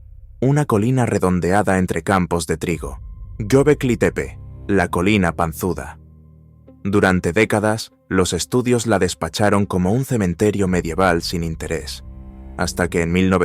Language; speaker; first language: Spanish; native; Spanish